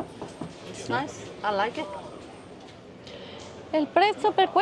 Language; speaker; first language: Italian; non-native, learner; English